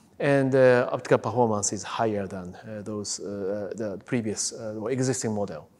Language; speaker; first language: English; non-native, fluent; Japanese